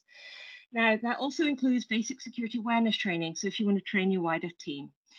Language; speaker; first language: English; native; English